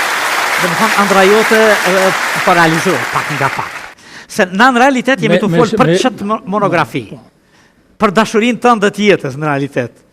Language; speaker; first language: Albanian; native; Albanian